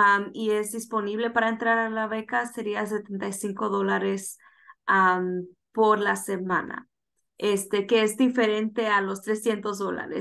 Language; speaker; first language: Spanish; early bilingual, heritage; Spanish